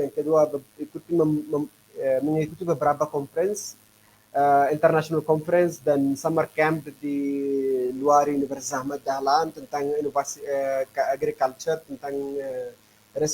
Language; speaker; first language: Indonesian; non-native, fluent; Arabic